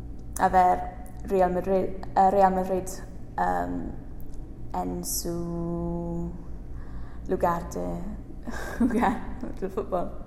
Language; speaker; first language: Spanish; non-native, learner; English